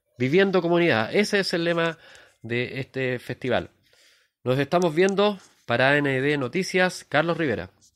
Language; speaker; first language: Spanish; native; Spanish